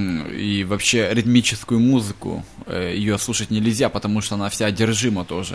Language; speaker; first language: Russian; native; Russian